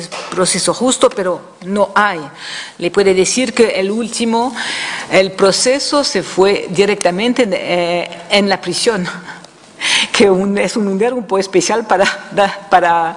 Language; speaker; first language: Spanish; non-native, fluent; French